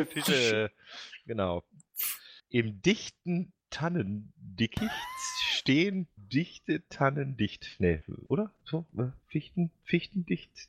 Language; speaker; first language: German; native; German